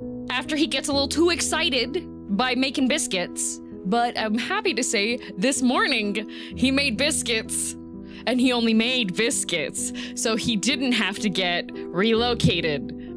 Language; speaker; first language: English; native; English